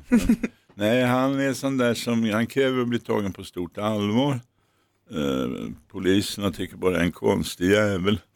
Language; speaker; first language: Swedish; native; Swedish